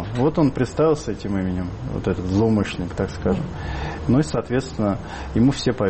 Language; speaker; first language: Russian; native; Russian